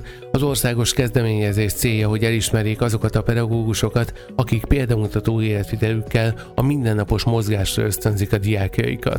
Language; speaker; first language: Hungarian; native; Hungarian